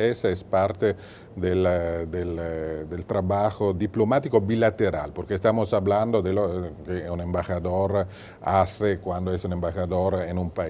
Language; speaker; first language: Spanish; non-native, fluent; Italian